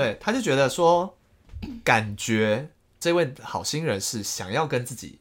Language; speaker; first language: Chinese; native; Chinese